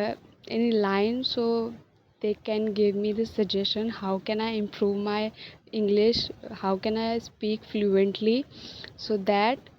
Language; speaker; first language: English; non-native, learner; Hindi